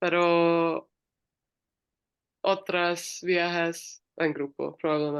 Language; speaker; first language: Spanish; non-native, learner; English